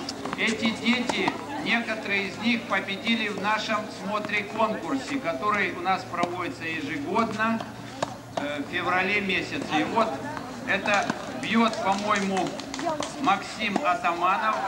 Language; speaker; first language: Russian; native; Russian